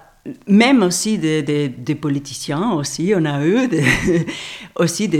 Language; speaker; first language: French; non-native, fluent; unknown